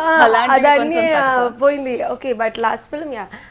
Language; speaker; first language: Telugu; non-native, learner; Malayalam